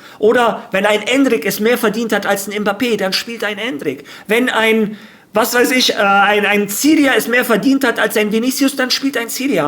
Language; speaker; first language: German; native; German